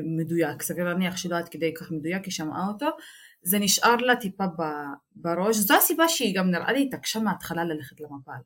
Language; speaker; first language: Hebrew; non-native, local second language; Arabic